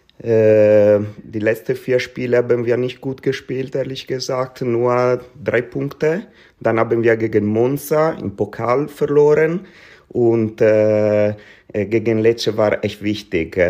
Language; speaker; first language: German; non-native, fluent; Italian